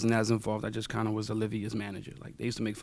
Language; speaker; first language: English; native; English